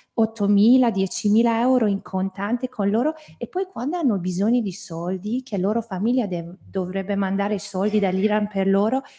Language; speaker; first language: Italian; non-native, fluent; Persian